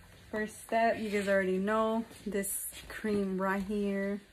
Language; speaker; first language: English; early bilingual, other home language; Spanish